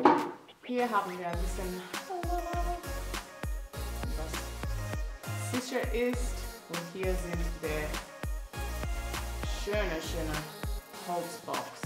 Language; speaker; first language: German; non-native, learner; English